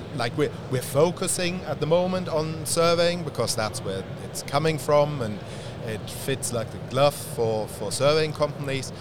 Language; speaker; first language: English; non-native, fluent; German